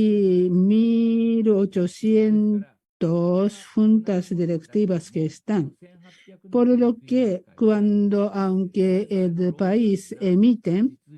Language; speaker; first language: Spanish; non-native, learner; Japanese